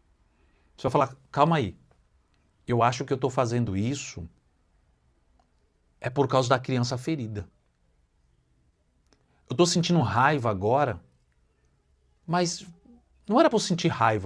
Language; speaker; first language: Portuguese; native; Portuguese